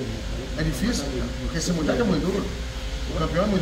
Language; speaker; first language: Spanish; non-native, fluent; Portuguese